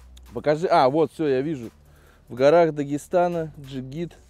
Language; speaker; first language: Russian; native; Russian